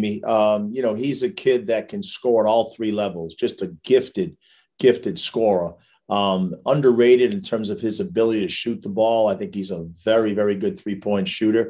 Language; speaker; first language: English; native; English